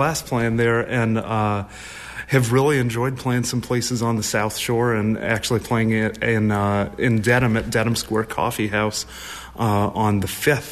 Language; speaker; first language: English; native; English